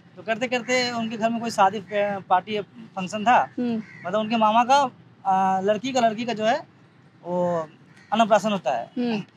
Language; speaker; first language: Hindi; native; Hindi